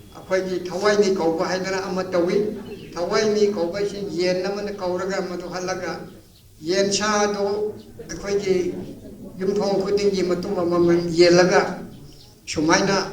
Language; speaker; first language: Manipuri; non-native, local second language; Rongmei Naga